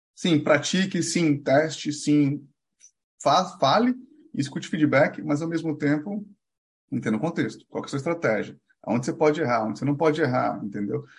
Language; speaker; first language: Portuguese; native; Portuguese